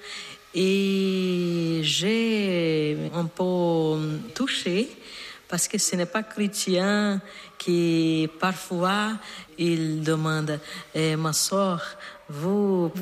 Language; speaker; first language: French; non-native, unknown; Portuguese